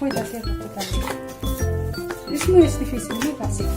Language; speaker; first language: Spanish; non-native, learner; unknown